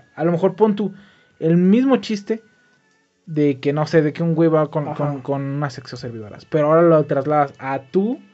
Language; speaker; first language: Spanish; native; Spanish